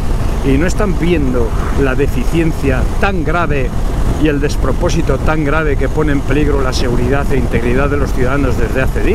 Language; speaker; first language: Spanish; native; Spanish